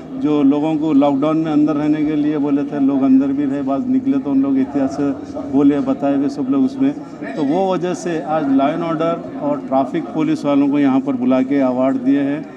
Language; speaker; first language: Hindi; non-native, local second language; Urdu